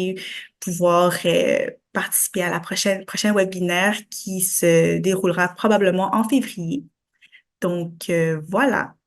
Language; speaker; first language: French; native; French